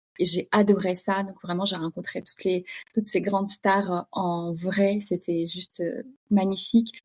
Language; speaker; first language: French; non-native, fluent; Russian